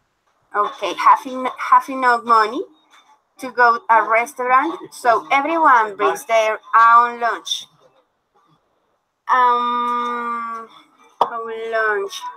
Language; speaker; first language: English; non-native, learner; Spanish